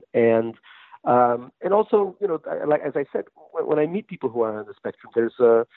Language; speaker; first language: English; native; English